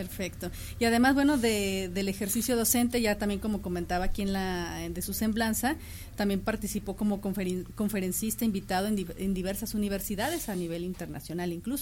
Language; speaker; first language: Spanish; native; Spanish